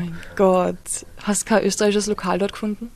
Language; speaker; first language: German; native; German